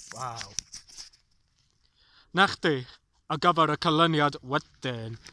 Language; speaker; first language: Welsh; non-native, learner; English